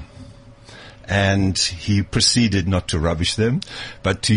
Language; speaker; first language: English; native; English